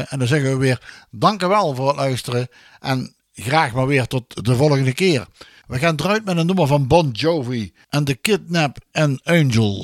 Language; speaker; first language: Dutch; native; Dutch